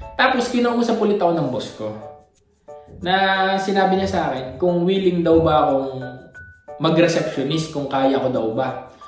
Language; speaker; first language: Filipino; native; Filipino